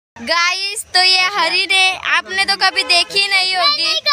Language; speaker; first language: Hindi; non-native, local second language; Marathi